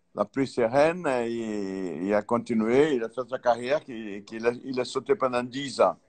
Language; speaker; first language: French; non-native, fluent; Portuguese